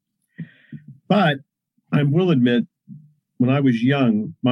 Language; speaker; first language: English; native; English